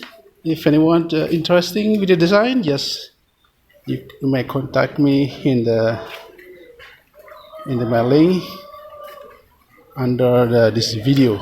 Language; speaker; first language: English; non-native, learner; Indonesian